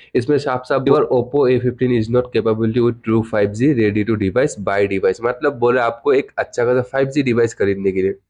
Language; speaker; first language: Hindi; non-native, local second language; Assamese